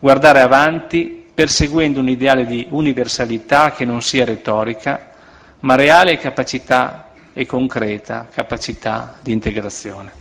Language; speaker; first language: Italian; native; Italian